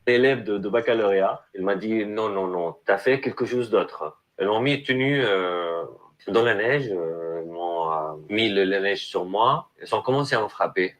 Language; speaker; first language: French; non-native, learner; Arabic